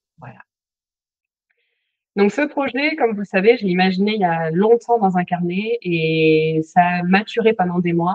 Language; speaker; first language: French; native; French